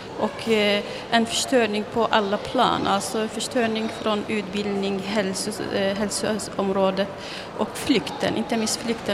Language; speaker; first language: Swedish; non-native, fluent; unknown